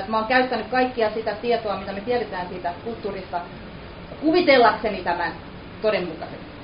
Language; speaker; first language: Finnish; native; Finnish